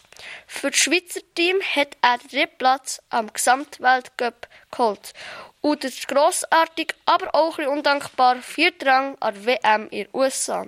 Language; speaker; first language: German; native; German